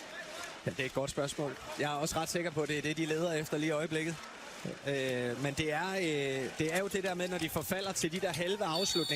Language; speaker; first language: Danish; native; Danish